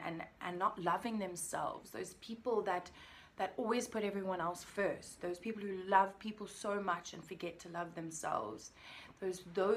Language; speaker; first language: English; native; English